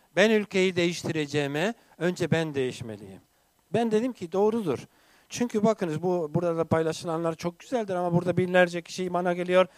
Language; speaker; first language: Turkish; non-native, fluent; English